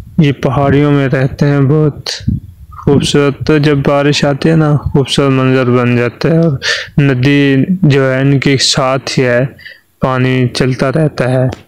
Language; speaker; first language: Urdu; non-native, local second language; Punjabi